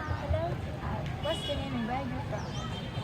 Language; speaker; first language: English; non-native, learner; Vietnamese